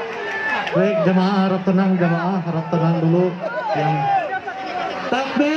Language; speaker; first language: Indonesian; native; Indonesian